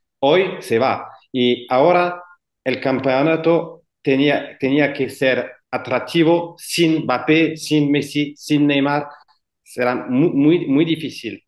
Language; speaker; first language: Spanish; non-native, fluent; French